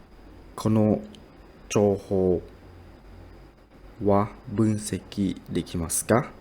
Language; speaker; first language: Japanese; non-native, learner; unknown